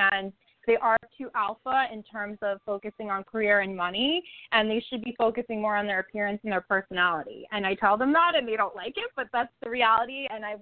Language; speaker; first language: English; native; English